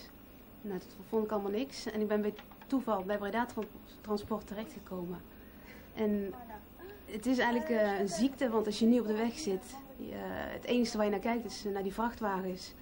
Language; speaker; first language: Dutch; native; Dutch